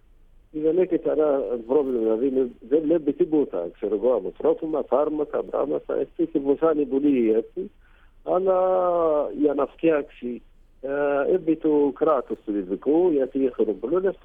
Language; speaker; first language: Greek; non-native, learner; Arabic